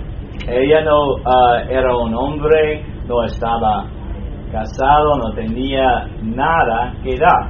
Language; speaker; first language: Spanish; non-native, fluent; English